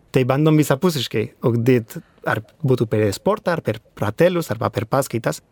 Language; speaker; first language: Lithuanian; non-native, fluent; Spanish